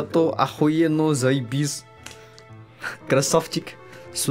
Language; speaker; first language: Russian; non-native, learner; Indonesian